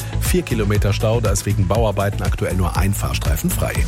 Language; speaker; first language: German; native; German